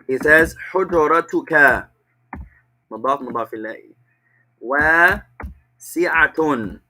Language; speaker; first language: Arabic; non-native, fluent; English